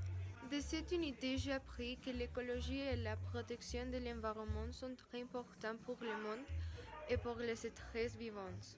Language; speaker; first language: French; non-native, learner; Spanish